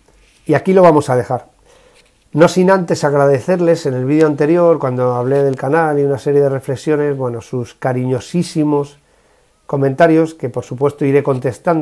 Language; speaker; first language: Spanish; native; Spanish